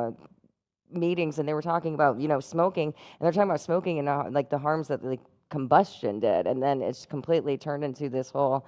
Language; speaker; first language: English; native; English